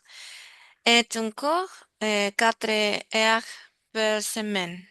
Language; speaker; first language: French; non-native, learner; Spanish